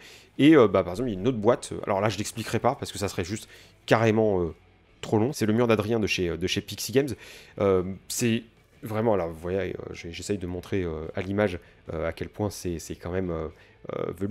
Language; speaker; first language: French; native; French